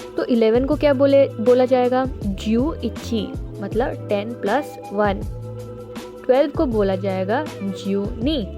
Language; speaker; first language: Hindi; native; Hindi